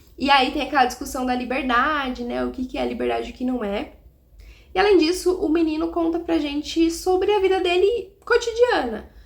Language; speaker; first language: Portuguese; native; Portuguese